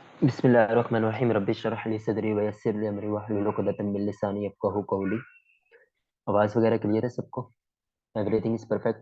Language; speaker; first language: Urdu; non-native, local second language; Punjabi